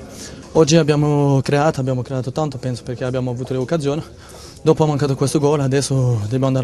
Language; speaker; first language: Italian; non-native, fluent; French